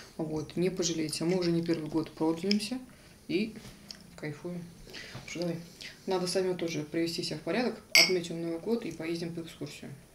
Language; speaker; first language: Russian; native; Russian